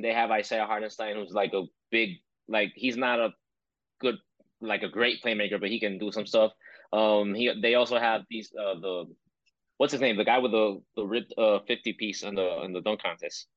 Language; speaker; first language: English; non-native, local second language; Spanish